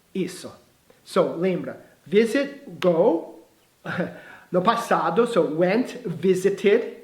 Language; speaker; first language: Portuguese; non-native, fluent; English